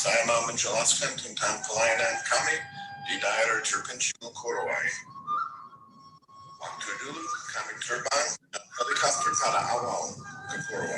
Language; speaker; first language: Indonesian; non-native, fluent; English